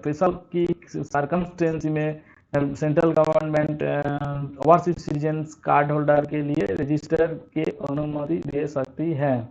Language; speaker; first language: Hindi; non-native, local second language; Bangla